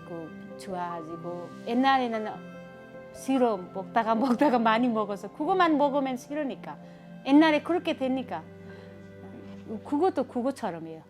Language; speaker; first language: Korean; non-native, learner; Nepali